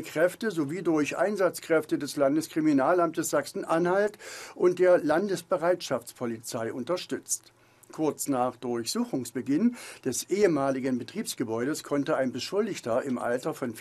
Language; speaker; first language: German; native; German